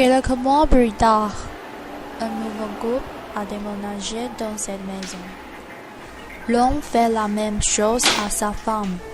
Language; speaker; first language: French; non-native, learner; Chinese